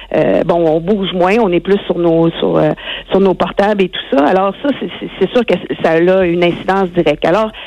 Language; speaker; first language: French; native; French